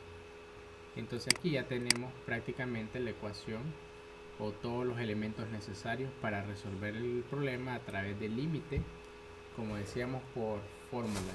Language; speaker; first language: Spanish; native; Spanish